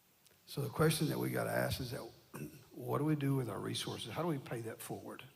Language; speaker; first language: English; native; English